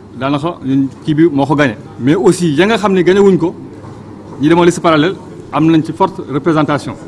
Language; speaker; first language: Wolof; non-native, local second language; Fula